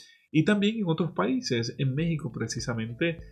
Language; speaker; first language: Spanish; native; Spanish